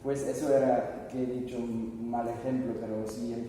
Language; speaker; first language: Spanish; non-native, fluent; German